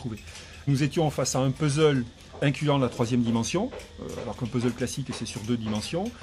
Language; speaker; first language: French; native; French